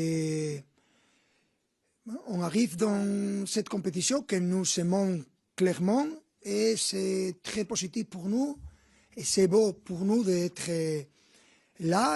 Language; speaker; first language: French; non-native, fluent; Spanish